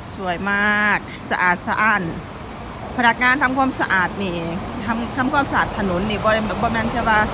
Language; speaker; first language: Thai; non-native, local second language; Northeastern Thai